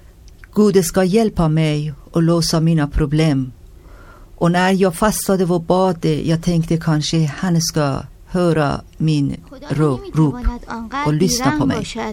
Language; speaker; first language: Swedish; non-native, learner; Persian